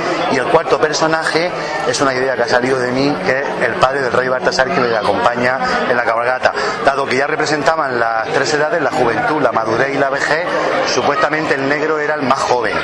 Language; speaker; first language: Spanish; native; Spanish